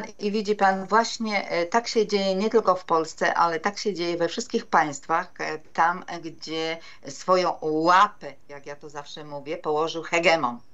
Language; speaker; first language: Polish; native; Polish